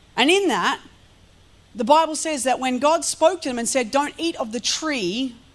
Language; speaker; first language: English; native; English